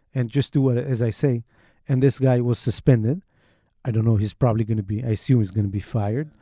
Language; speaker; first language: English; non-native, fluent; Hebrew